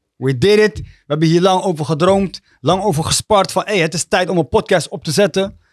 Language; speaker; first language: Dutch; early bilingual, other home language; Tigrinya